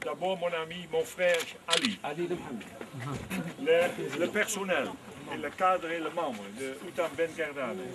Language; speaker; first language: French; non-native, fluent; Dutch